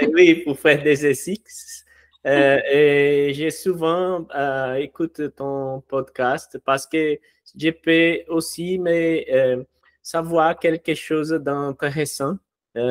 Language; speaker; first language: French; non-native, learner; Portuguese